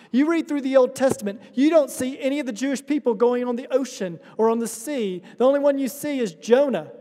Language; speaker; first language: English; native; English